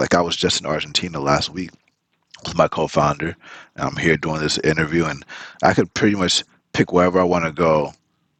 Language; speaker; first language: English; early bilingual, other home language; Spanish